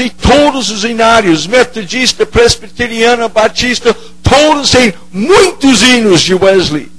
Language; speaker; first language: Portuguese; non-native, fluent; English